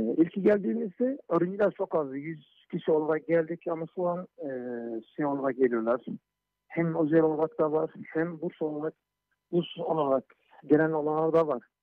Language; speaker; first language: Turkish; non-native, fluent; Somali